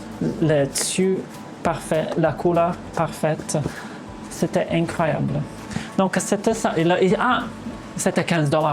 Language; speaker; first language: French; non-native, fluent; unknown